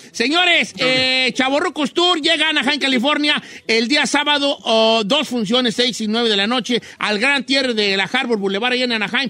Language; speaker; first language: Spanish; native; Spanish